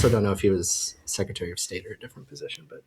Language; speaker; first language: English; native; English